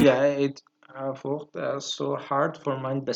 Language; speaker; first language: Dutch; non-native, learner; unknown